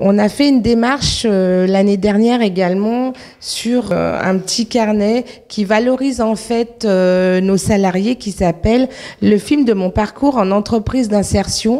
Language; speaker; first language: French; native; French